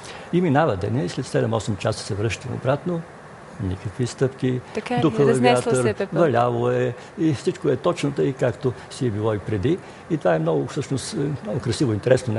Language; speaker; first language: Bulgarian; native; Bulgarian